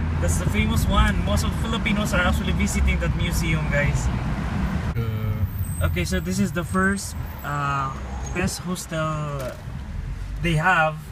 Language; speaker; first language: English; non-native, local second language; Filipino